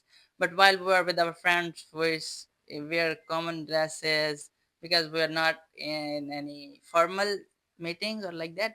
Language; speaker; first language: English; non-native, fluent; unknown